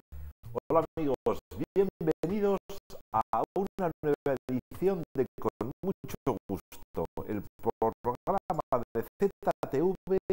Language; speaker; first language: Spanish; native; Spanish